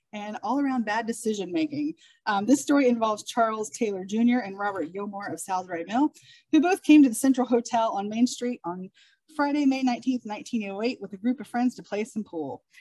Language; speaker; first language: English; native; English